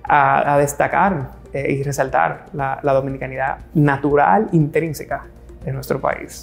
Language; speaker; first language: Spanish; native; Spanish